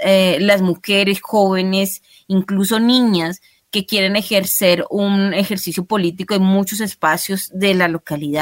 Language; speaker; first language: Spanish; native; Spanish